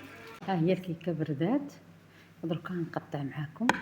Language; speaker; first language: Arabic; native; Arabic